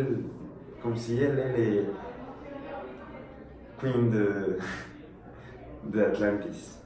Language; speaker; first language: French; non-native, learner; Spanish